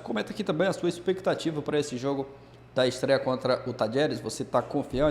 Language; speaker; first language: Portuguese; native; Portuguese